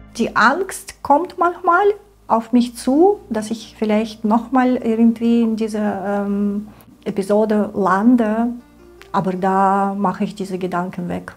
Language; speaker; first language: German; non-native, learner; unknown